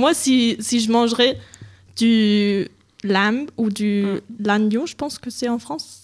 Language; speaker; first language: French; non-native, fluent; German